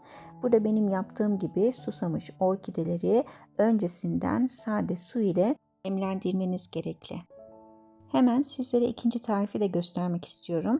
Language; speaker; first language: Turkish; native; Turkish